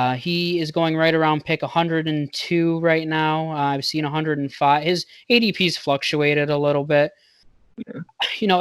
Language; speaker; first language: English; native; English